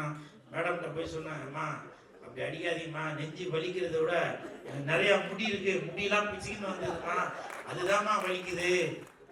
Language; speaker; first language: Tamil; native; Tamil